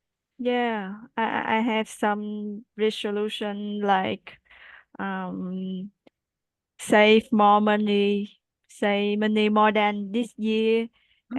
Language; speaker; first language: English; non-native, learner; Vietnamese